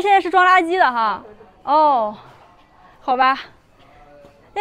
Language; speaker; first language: Chinese; native; Chinese